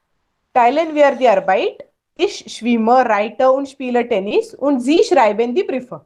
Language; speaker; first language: German; non-native, fluent; Hindi